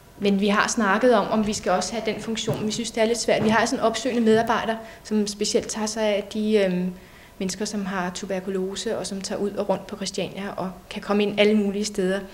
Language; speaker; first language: Danish; native; Danish